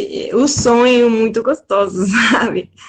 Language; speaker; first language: Portuguese; non-native, fluent; Spanish